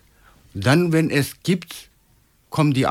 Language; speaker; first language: German; non-native, learner; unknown